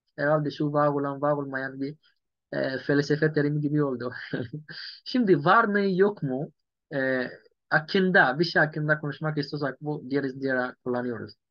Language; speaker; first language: Turkish; non-native, fluent; Yoruba